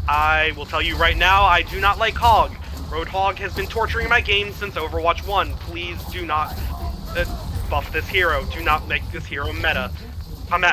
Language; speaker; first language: English; native; English